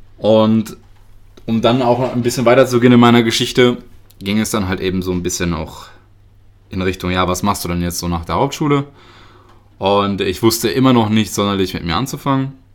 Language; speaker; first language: German; early bilingual, other home language; Russian